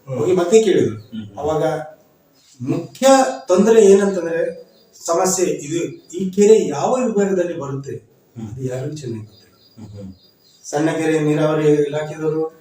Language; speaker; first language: Kannada; non-native, local second language; Lambadi